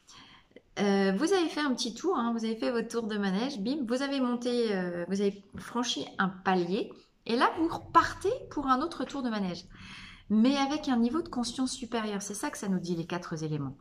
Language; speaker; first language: French; native; French